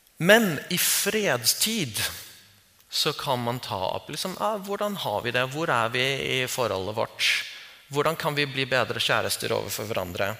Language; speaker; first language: Norwegian; non-native, fluent; English